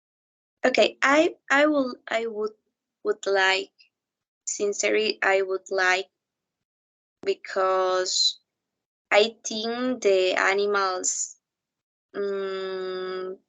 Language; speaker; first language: English; non-native, learner; Spanish